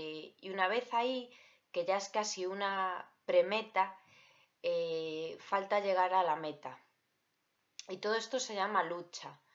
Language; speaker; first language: Spanish; native; Spanish